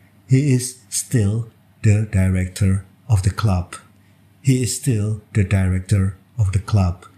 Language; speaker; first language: English; non-native, fluent; Indonesian